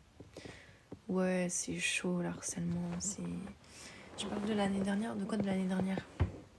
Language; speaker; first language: French; native; French